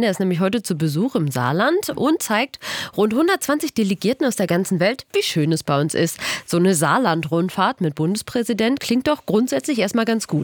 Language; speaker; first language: German; native; German